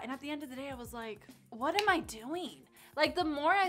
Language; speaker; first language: English; native; English